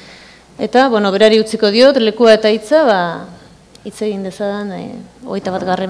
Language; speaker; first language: Basque; native; Basque